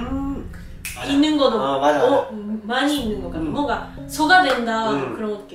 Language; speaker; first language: Korean; non-native, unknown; Japanese